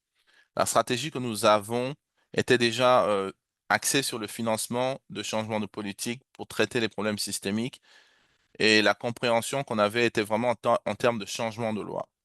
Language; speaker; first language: French; native; French